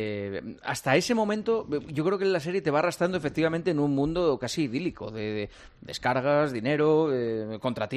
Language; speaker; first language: Spanish; native; Spanish